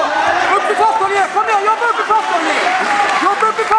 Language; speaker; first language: Swedish; native; Swedish